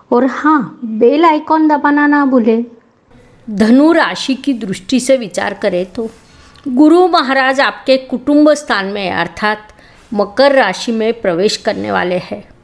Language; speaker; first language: Hindi; native; Hindi